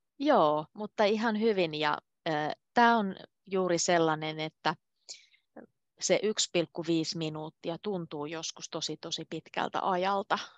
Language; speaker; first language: Finnish; native; Finnish